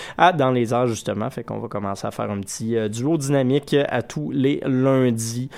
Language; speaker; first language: French; native; French